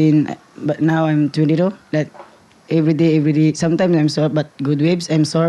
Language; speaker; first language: English; non-native, local second language; Surigaonon